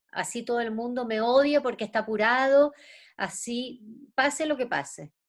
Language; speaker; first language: Spanish; native; Spanish